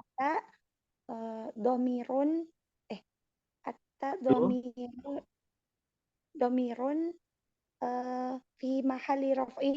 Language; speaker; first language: Arabic; non-native, learner; Indonesian